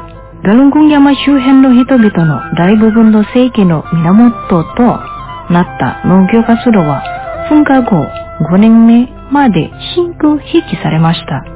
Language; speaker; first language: Japanese; non-native, fluent; Indonesian